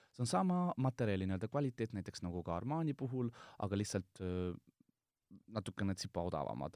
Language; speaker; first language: Estonian; non-native, local second language; Russian